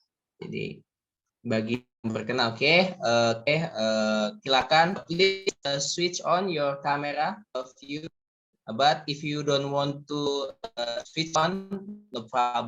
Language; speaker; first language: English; non-native, learner; Indonesian